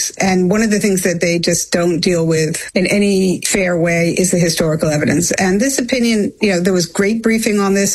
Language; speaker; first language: English; native; English